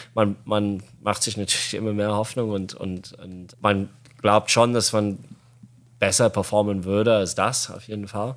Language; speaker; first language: German; non-native, fluent; Arabic